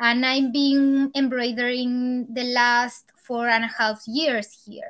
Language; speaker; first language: English; non-native, fluent; Spanish